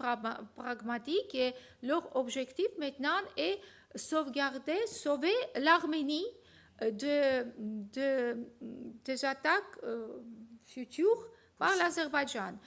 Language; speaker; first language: French; non-native, fluent; Armenian